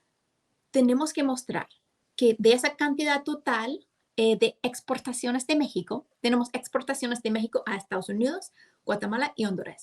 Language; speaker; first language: Spanish; non-native, fluent; English